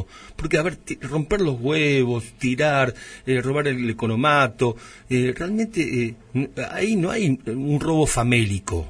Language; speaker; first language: Spanish; native; Spanish